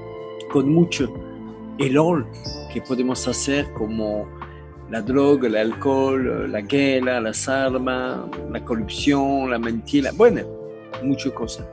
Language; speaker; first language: Spanish; non-native, learner; French